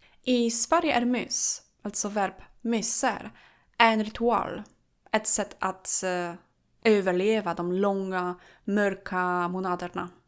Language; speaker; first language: Swedish; non-native, fluent; Polish